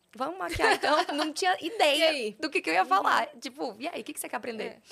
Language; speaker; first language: Portuguese; native; Portuguese